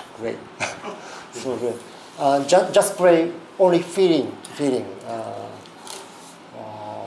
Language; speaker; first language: English; non-native, learner; Thai